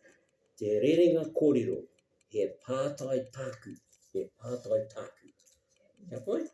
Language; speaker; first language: Māori; non-native, local second language; English